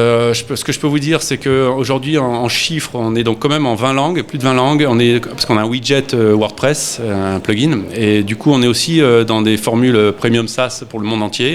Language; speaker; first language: French; native; French